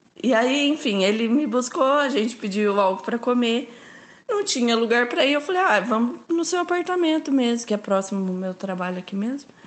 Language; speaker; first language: Portuguese; native; Portuguese